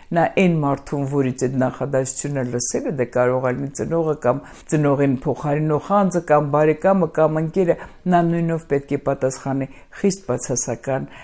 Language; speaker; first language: Armenian; native; Armenian